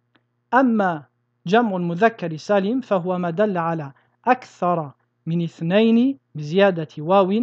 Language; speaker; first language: Arabic; non-native, fluent; French